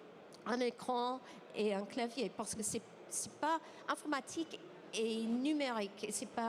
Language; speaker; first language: French; non-native, fluent; English